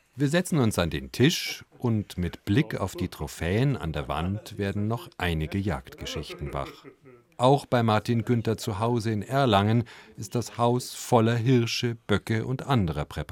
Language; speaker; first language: German; native; German